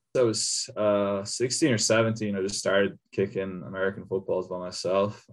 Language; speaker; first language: English; native; English